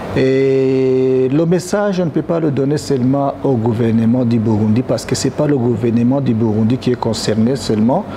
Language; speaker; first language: French; non-native, local second language; Rundi